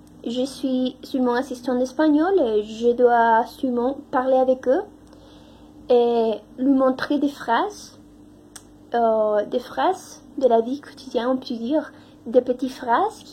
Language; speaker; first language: French; non-native, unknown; Spanish